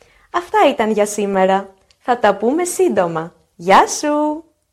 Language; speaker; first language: Greek; native; Greek